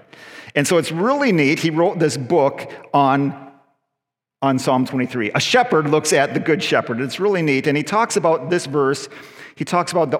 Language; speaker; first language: English; native; English